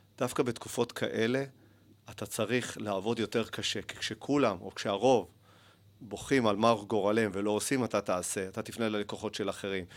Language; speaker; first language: Hebrew; early bilingual, other home language; Spanish